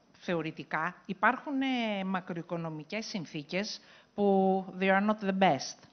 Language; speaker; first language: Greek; native; Greek